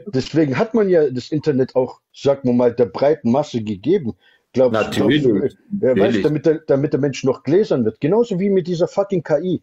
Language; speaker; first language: German; native; German